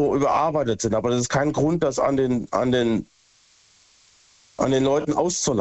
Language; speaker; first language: German; native; German